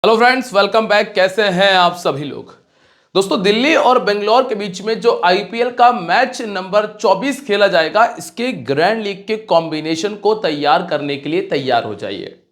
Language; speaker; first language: Hindi; native; Hindi